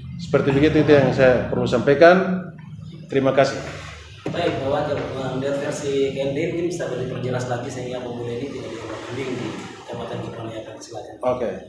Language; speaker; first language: Indonesian; native; Indonesian